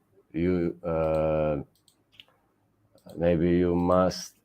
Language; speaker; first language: English; non-native, learner; Italian